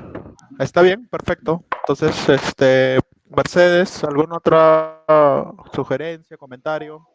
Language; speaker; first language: Spanish; native; Spanish